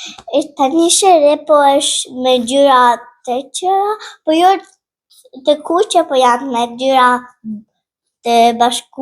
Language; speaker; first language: Albanian; early bilingual, heritage; Albanian